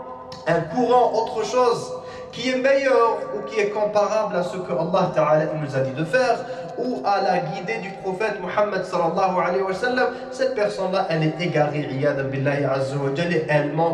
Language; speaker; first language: French; non-native, local second language; Arabic